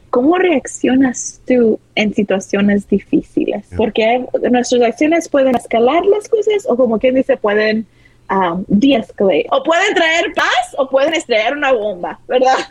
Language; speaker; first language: Spanish; early bilingual, heritage; Spanish